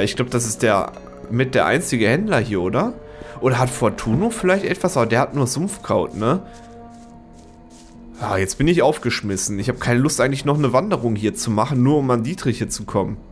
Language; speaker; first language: German; native; German